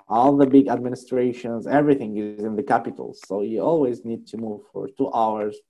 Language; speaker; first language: English; non-native, fluent; Arabic